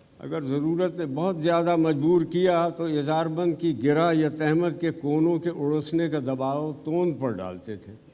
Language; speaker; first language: Urdu; native; Urdu